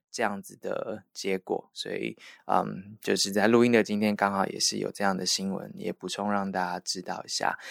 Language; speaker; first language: Chinese; native; Chinese